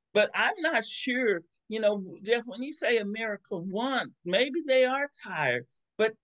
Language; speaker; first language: English; native; English